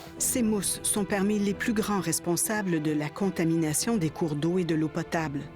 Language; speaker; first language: French; native; French